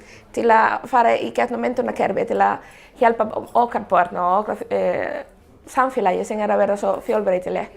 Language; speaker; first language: Icelandic; non-native, fluent; Spanish